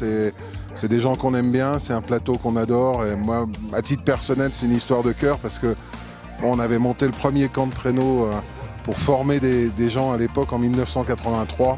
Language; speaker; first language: French; native; French